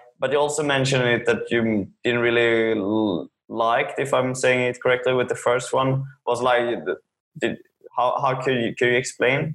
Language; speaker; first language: English; non-native, fluent; Swedish